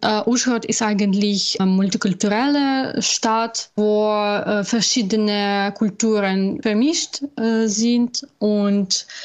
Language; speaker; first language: German; non-native, learner; Ukrainian